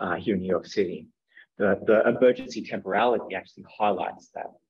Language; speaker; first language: English; native; English